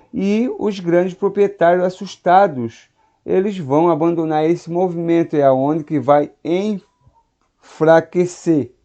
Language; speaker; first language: Portuguese; native; Portuguese